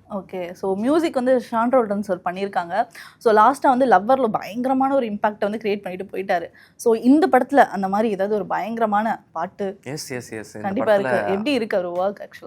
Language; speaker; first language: Tamil; native; Tamil